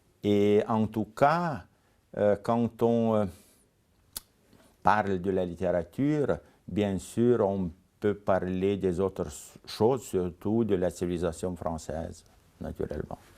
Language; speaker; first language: French; non-native, fluent; Lithuanian